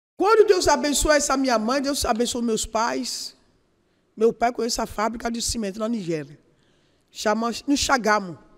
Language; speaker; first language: Portuguese; non-native, learner; Yoruba